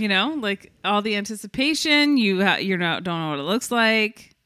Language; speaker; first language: English; native; English